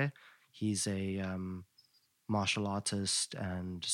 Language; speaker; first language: English; native; English